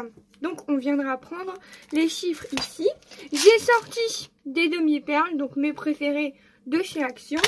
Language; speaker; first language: French; native; French